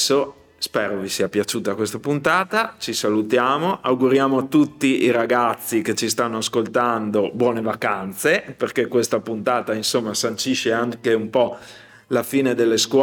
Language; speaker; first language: Italian; native; Italian